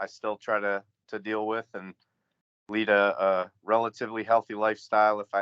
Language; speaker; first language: English; native; English